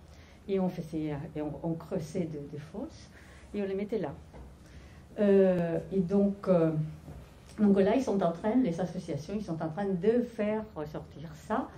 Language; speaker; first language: French; non-native, fluent; Spanish